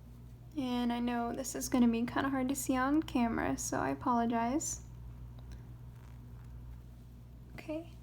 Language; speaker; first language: English; native; English